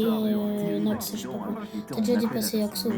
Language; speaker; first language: French; native; French